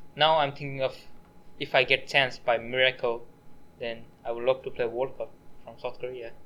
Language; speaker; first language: English; non-native, local second language; Nepali